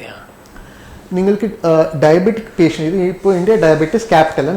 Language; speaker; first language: Malayalam; non-native, learner; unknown